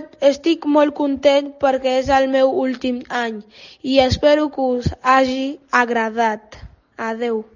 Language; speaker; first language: Catalan; non-native, learner; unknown